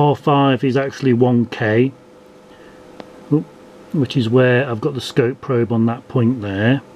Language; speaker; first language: English; native; English